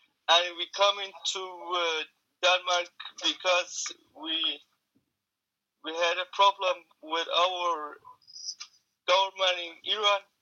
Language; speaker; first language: English; non-native, learner; Kurdish